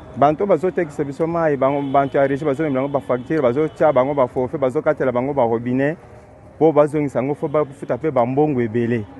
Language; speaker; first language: Lingala; non-native, local second language; Luba-Lulua